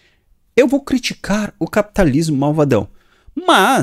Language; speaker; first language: Portuguese; native; Portuguese